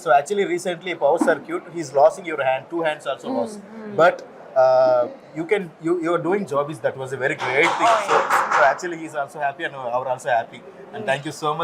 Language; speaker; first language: English; non-native, local second language; Telugu